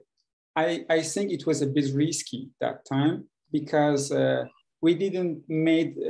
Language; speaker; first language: English; non-native, fluent; Persian